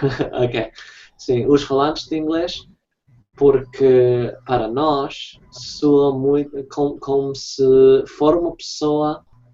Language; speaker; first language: Portuguese; non-native, fluent; English